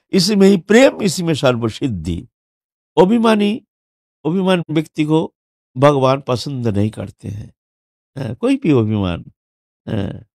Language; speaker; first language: Hindi; non-native, local second language; Bangla